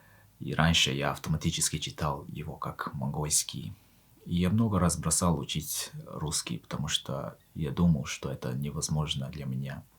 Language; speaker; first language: Russian; non-native, fluent; Mongolian